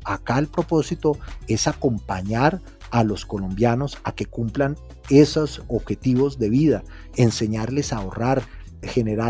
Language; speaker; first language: Spanish; native; Spanish